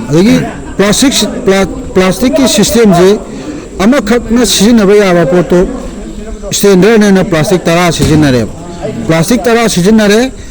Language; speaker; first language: Manipuri; native; Manipuri